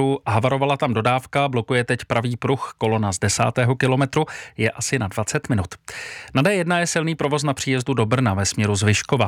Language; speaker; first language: Czech; native; Czech